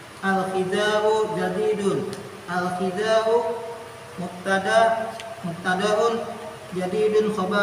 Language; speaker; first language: Arabic; non-native, learner; Indonesian